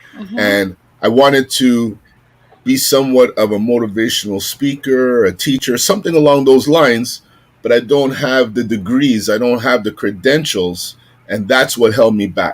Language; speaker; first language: English; native; English